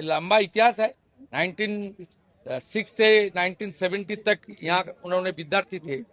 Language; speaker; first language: Hindi; non-native, local second language; Bangla